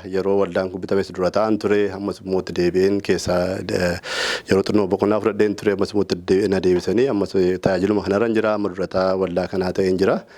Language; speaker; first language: Oromo; native; Oromo